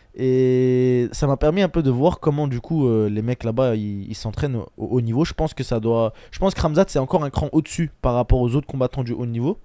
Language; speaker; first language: French; early bilingual, other home language; Chechen